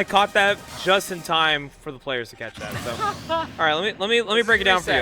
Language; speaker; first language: English; native; English